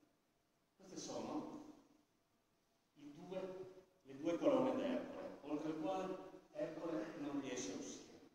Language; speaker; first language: Italian; native; Italian